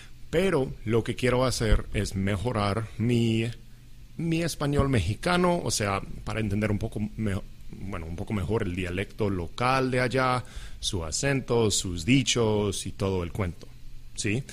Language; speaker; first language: Spanish; non-native, fluent; English